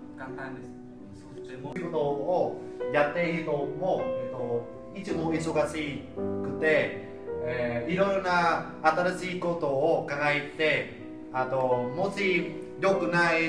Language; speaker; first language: Japanese; non-native, learner; Nepali